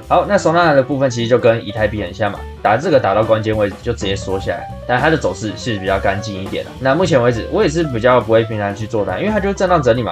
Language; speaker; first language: Chinese; native; Chinese